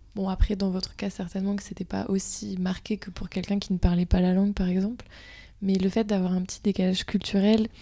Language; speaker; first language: French; native; French